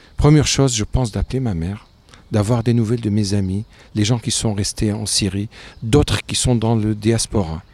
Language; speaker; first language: French; non-native, fluent; Arabic